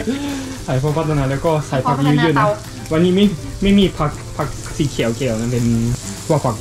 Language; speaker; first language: Thai; non-native, learner; Japanese